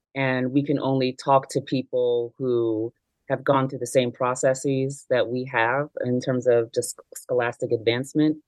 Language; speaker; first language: English; native; English